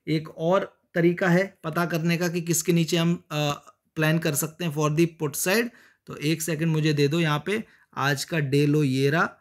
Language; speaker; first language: Hindi; native; Hindi